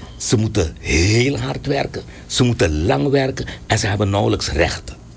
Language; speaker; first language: Dutch; native; Dutch